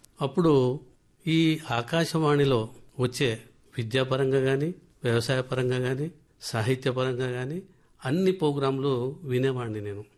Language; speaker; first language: Telugu; non-native, local second language; Lambadi